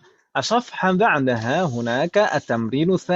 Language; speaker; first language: Arabic; non-native, fluent; Indonesian